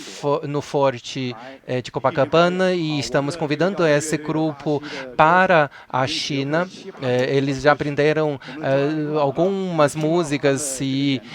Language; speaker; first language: Portuguese; non-native, fluent; Chinese